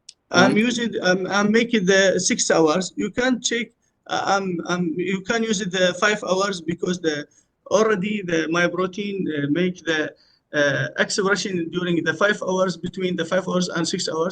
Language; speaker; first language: English; non-native, learner; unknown